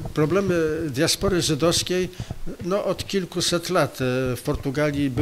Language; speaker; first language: Polish; native; Polish